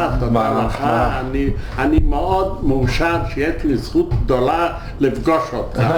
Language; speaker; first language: Hebrew; non-native, fluent; Yiddish